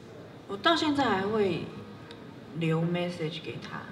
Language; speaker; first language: Chinese; native; Chinese